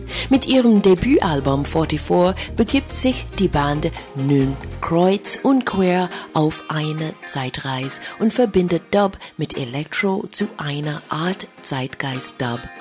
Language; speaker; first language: German; non-native, fluent; English